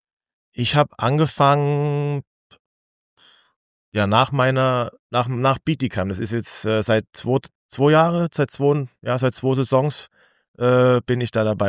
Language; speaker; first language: German; native; German